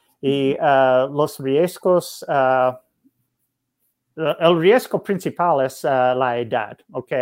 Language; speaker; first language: Spanish; non-native, learner; English